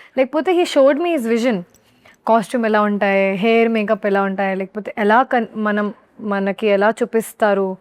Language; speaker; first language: Telugu; non-native, learner; Hindi